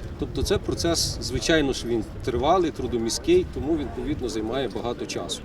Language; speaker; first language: Ukrainian; native; Ukrainian